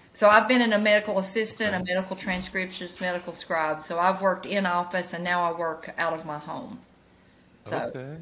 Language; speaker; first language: English; native; English